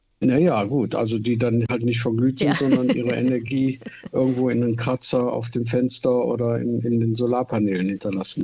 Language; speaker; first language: German; native; German